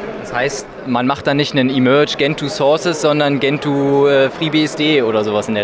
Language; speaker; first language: German; native; German